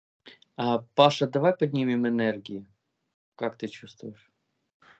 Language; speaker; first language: Russian; native; Russian